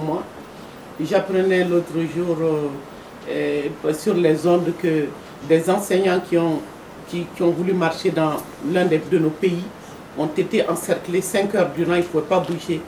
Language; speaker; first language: French; non-native, local second language; Bambara